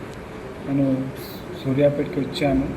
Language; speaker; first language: Telugu; non-native, fluent; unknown